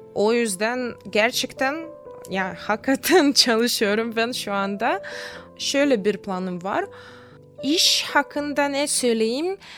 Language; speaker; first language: Turkish; non-native, fluent; Russian